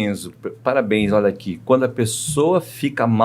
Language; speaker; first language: Portuguese; native; Portuguese